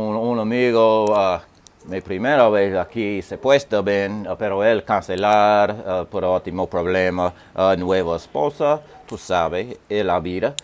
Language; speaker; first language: Spanish; non-native, learner; English